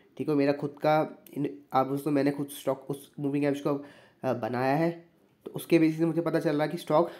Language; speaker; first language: Hindi; native; Hindi